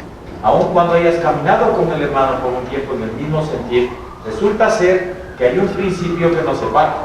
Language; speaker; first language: Spanish; native; Spanish